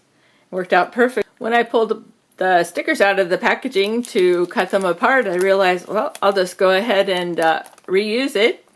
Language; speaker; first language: English; native; English